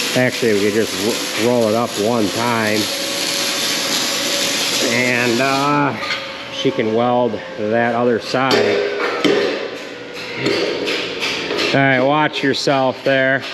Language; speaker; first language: English; native; English